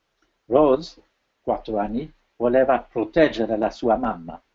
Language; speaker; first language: Italian; non-native, fluent; French